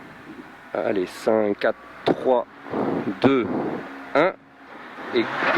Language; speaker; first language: French; native; French